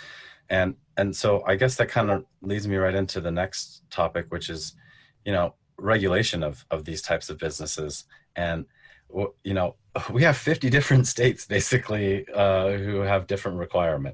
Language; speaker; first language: English; native; English